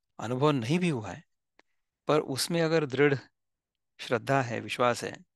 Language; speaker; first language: Hindi; non-native, local second language; Marathi